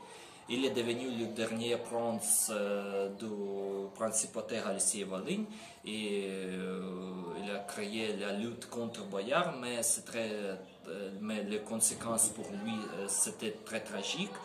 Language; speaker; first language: French; non-native, learner; Ukrainian